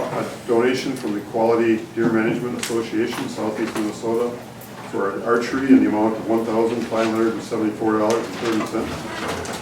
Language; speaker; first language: English; native; English